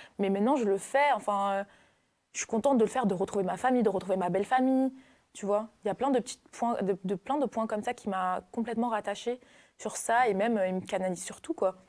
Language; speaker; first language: French; native; French